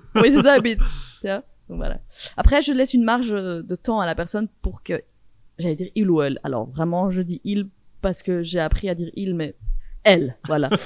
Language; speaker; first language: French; early bilingual, other home language; Persian